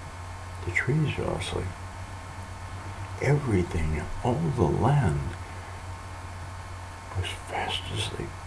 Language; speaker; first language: English; native; English